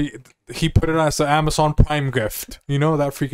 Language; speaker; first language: English; native; English